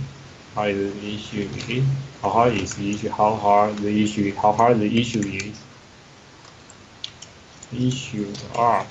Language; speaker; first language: English; non-native, learner; Chinese